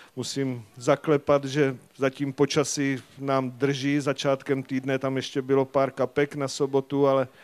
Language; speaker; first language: Czech; native; Czech